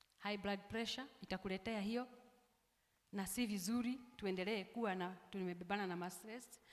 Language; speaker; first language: Swahili; non-native, local second language; Kikuyu